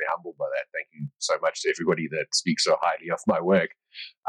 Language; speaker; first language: English; native; English